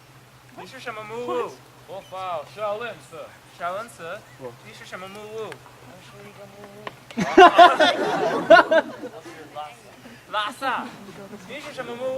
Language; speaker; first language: Chinese; non-native, learner; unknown